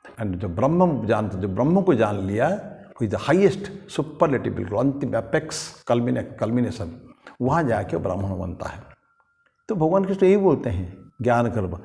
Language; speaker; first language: Hindi; non-native, local second language; Bangla